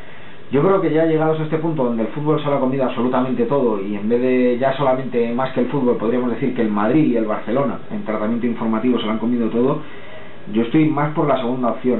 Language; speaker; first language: Spanish; native; Spanish